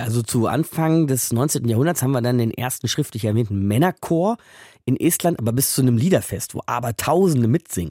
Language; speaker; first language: German; native; German